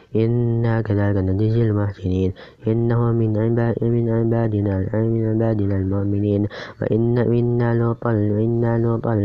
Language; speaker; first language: Arabic; non-native, learner; Indonesian